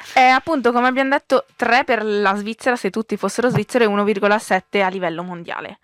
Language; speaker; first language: Italian; native; Italian